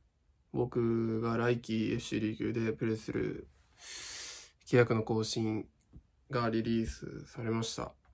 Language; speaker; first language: Japanese; native; Japanese